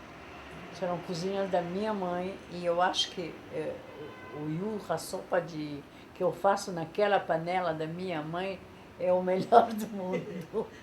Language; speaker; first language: Portuguese; non-native, fluent; Polish